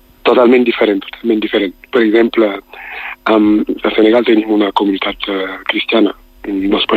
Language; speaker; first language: Catalan; non-native, fluent; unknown